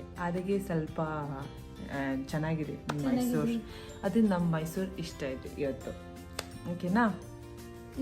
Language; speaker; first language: Kannada; non-native, local second language; Tibetan